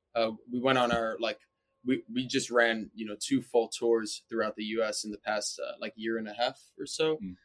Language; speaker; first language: English; native; English